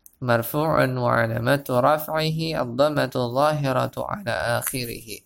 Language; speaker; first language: Arabic; non-native, fluent; Indonesian